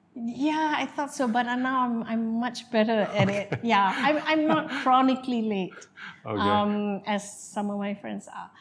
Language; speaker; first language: English; non-native, local second language; Malay